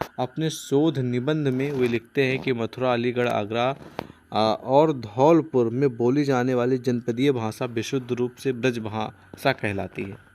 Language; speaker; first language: Hindi; non-native, local second language; Punjabi